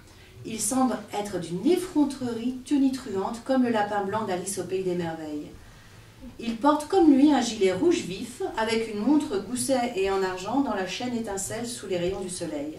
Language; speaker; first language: French; native; French